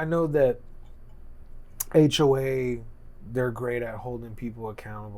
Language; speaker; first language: English; native; English